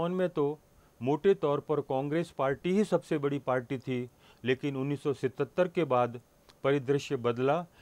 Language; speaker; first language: Hindi; native; Hindi